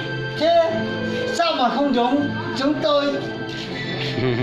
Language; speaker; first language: Vietnamese; non-native, local second language; Hmong